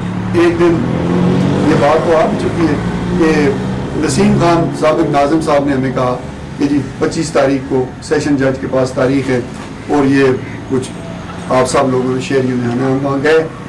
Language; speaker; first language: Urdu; non-native, local second language; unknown